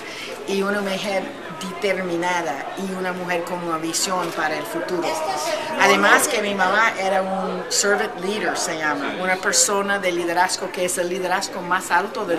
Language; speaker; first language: Spanish; early bilingual, heritage; Spanish